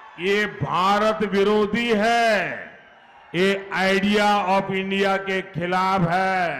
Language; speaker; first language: Hindi; native; Hindi